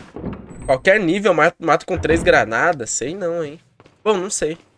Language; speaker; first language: Portuguese; native; Portuguese